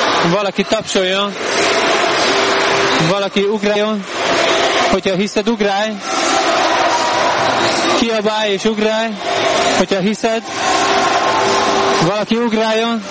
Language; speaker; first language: Hungarian; native; Hungarian